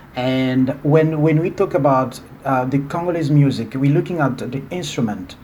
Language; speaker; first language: English; non-native, fluent; Lingala